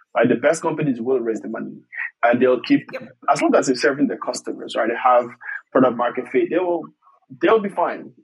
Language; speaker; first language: English; non-native, fluent; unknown